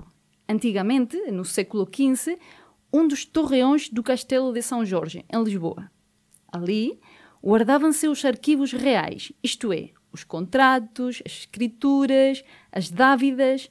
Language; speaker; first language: Portuguese; native; Portuguese